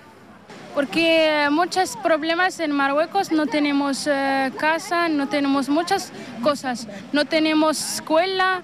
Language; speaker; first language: Spanish; non-native, learner; Arabic